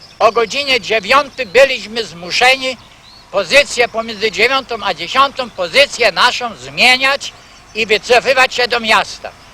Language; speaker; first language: Polish; native; Polish